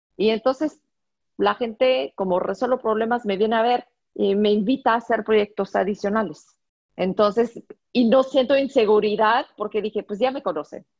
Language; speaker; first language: Spanish; non-native, fluent; French